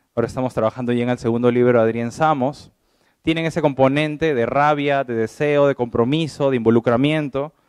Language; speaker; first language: Spanish; native; Spanish